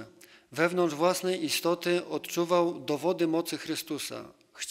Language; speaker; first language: Polish; native; Polish